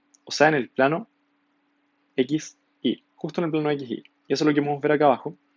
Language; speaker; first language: Spanish; native; Spanish